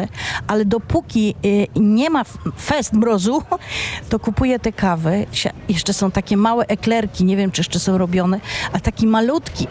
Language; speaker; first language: Polish; non-native, local second language; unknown